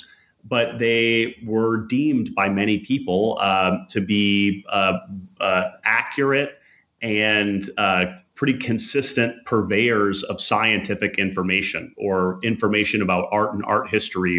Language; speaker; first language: English; native; English